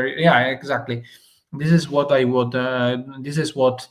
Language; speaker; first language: English; non-native, fluent; Italian